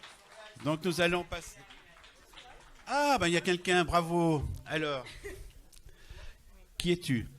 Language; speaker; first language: French; native; French